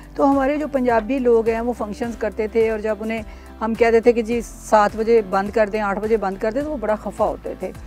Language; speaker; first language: Urdu; non-native, local second language; Punjabi